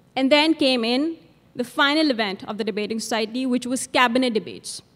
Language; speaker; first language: English; non-native, local second language; Urdu